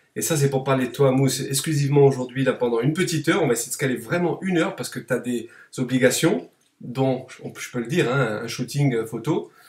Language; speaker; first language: French; native; French